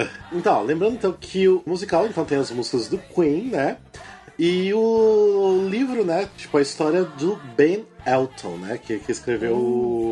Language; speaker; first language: Portuguese; native; Portuguese